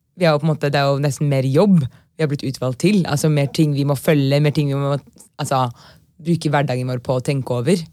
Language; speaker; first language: Norwegian; native; Norwegian